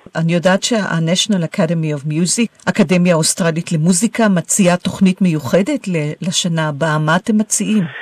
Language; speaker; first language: Hebrew; native; Hebrew